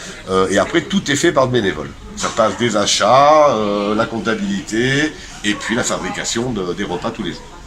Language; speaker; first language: French; native; French